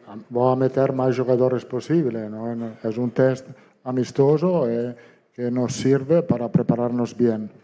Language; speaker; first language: Spanish; non-native, fluent; Italian